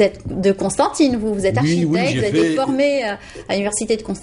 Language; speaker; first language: French; native; French